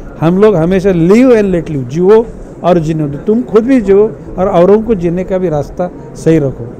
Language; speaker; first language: Hindi; non-native, local second language; Marathi